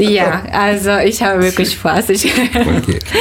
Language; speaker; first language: German; non-native, fluent; Japanese